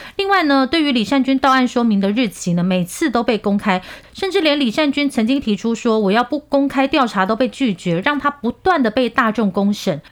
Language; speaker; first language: Chinese; non-native, fluent; Korean